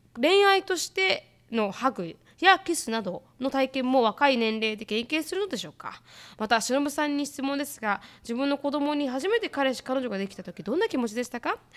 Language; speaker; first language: Japanese; native; Japanese